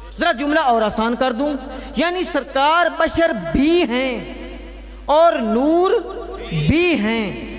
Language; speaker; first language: Urdu; non-native, local second language; Punjabi